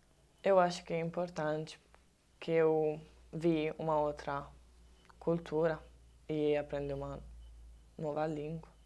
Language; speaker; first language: Portuguese; non-native, learner; Italian